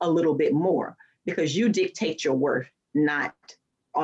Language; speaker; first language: English; native; English